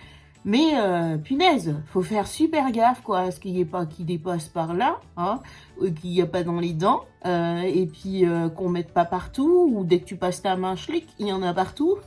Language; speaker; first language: French; native; French